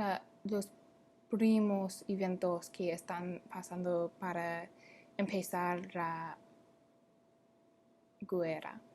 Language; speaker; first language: Spanish; non-native, learner; English